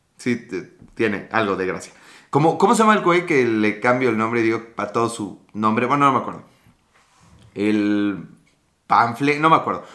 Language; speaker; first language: Spanish; native; Spanish